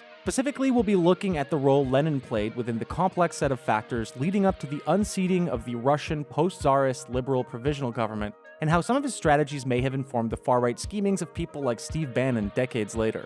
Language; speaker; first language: English; native; English